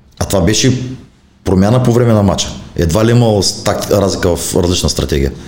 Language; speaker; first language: Bulgarian; native; Bulgarian